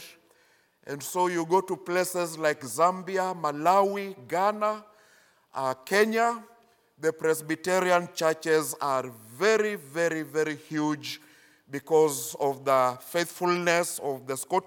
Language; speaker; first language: English; non-native, local second language; Luyia